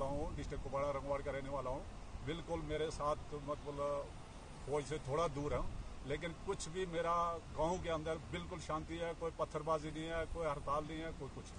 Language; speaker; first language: Urdu; non-native, local second language; Kashmiri